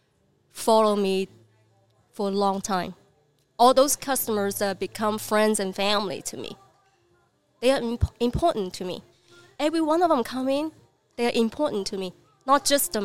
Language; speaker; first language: English; non-native, learner; Chinese